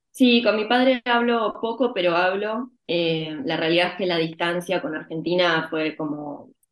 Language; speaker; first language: Spanish; early bilingual, other home language; Ukrainian